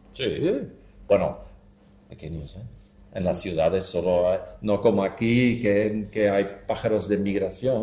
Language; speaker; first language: Spanish; non-native, fluent; Dutch